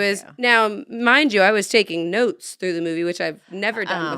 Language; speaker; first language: English; native; English